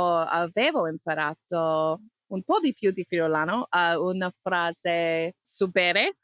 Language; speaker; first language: Italian; non-native, learner; English